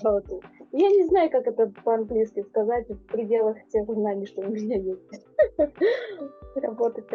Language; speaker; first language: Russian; non-native, learner; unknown